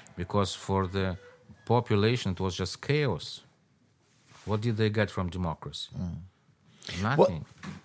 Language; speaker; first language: English; non-native, fluent; Russian